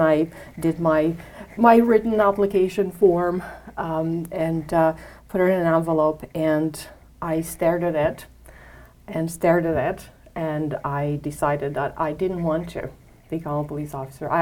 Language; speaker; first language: English; non-native, fluent; Romanian